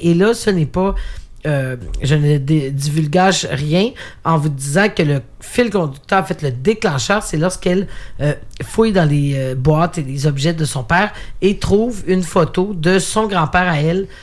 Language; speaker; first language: French; native; French